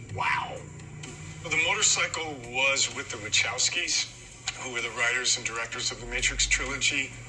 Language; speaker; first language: English; native; English